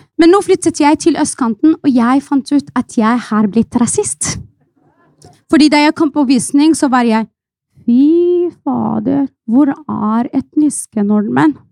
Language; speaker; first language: Norwegian; non-native, fluent; Arabic